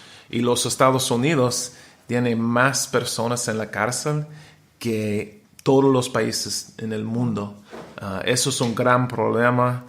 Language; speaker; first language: Spanish; non-native, learner; English